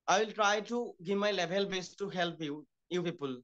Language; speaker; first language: English; non-native, local second language; Assamese